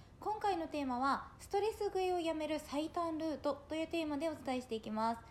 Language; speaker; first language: Japanese; native; Japanese